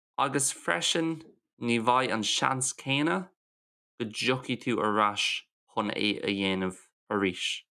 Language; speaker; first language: Irish; non-native, local second language; English